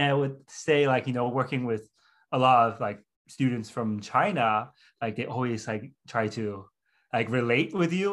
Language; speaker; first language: English; non-native, local second language; Cantonese